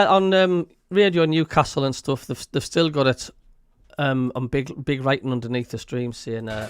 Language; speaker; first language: English; native; English